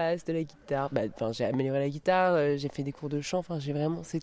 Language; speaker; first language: French; native; French